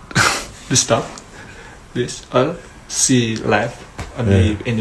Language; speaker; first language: English; non-native, learner; Javanese